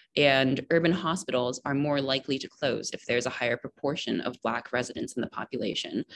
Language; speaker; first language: English; native; English